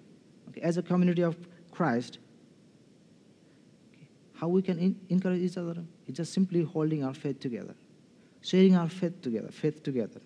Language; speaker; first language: English; non-native, fluent; Nepali